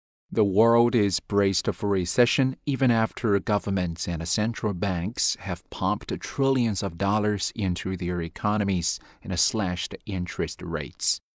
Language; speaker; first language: English; non-native, fluent; Chinese